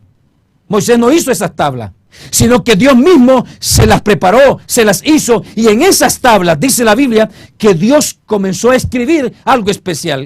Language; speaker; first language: Spanish; native; Spanish